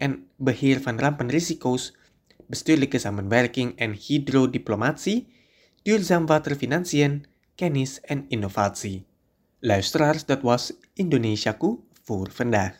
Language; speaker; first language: Dutch; non-native, fluent; Indonesian